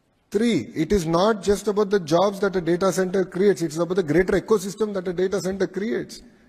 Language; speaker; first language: English; non-native, local second language; Telugu